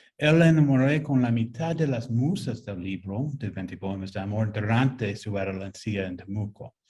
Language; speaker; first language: Spanish; non-native, fluent; English